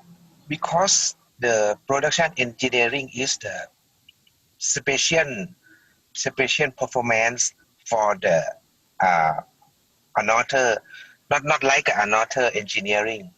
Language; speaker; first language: English; non-native, learner; Thai